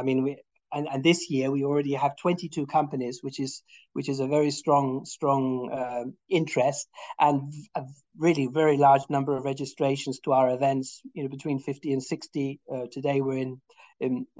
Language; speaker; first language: English; native; English